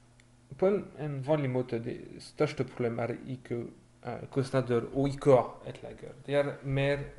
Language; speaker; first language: Norwegian; non-native, fluent; French